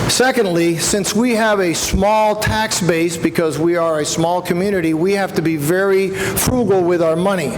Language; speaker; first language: English; non-native, fluent; Spanish